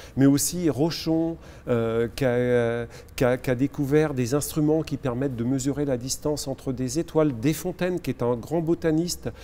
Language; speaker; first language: French; native; French